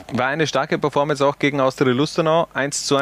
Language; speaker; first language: German; native; German